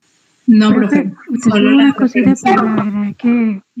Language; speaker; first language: Spanish; native; Spanish